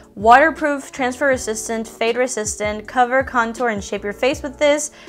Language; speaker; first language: English; native; English